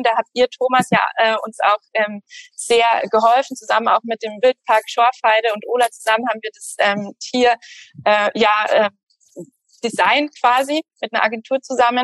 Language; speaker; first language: German; native; German